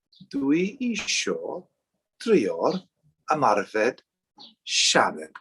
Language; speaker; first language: Welsh; non-native, learner; English